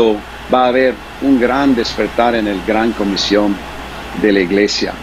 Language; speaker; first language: Spanish; non-native, fluent; English